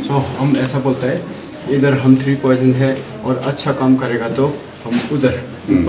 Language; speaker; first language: Hindi; non-native, learner; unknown